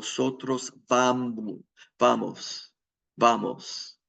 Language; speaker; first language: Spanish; non-native, fluent; English